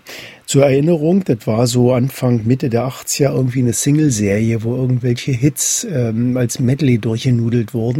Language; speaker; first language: German; native; German